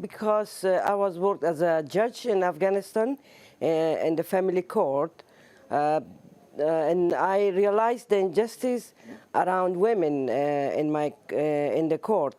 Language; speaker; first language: English; non-native, learner; Persian